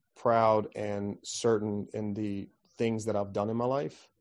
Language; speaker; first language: English; non-native, fluent; Croatian